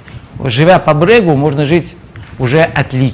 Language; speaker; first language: Russian; native; Russian